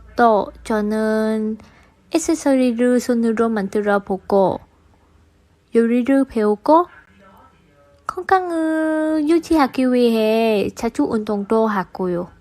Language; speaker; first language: Korean; non-native, learner; Vietnamese